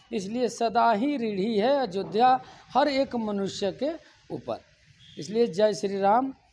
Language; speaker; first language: Hindi; native; Hindi